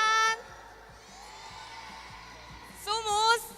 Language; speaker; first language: Spanish; non-native, learner; Korean